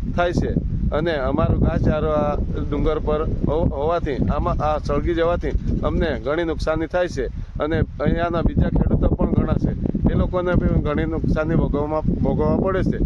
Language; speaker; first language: Gujarati; non-native, local second language; Gamit